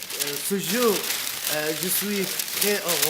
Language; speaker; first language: French; non-native, learner; Arabic